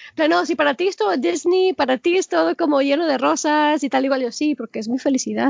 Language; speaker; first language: Spanish; early bilingual, heritage; Spanish